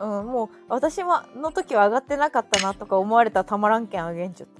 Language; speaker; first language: Japanese; native; Japanese